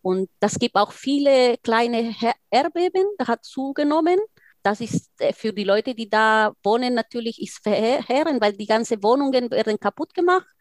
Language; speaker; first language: German; non-native, fluent; Spanish